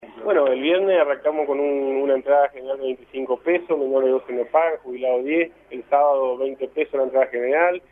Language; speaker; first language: Spanish; native; Spanish